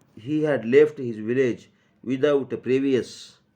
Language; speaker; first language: English; non-native, local second language; Marathi